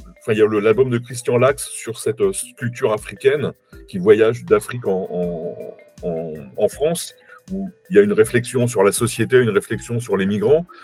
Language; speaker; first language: French; native; French